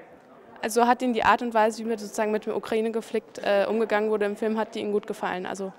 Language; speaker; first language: German; native; German